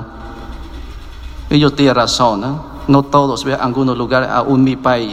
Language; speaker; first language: Spanish; non-native, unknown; Vietnamese